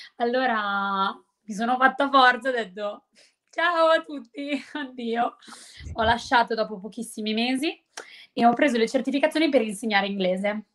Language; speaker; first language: Italian; native; Italian